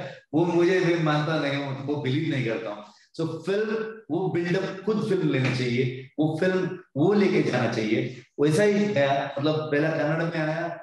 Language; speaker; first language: Hindi; non-native, local second language; Kannada